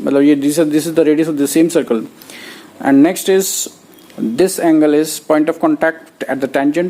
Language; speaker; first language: English; non-native, local second language; Hindi